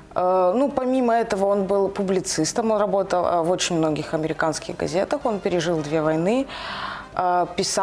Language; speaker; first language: Russian; native; Russian